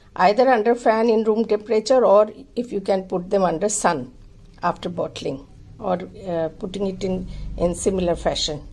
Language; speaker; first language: English; non-native, local second language; Hindi